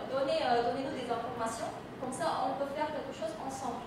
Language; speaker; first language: French; non-native, fluent; Indonesian